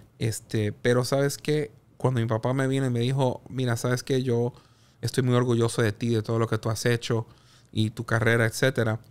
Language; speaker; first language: Spanish; native; Spanish